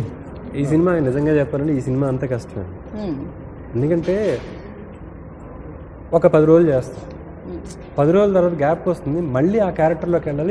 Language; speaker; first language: Telugu; native; Telugu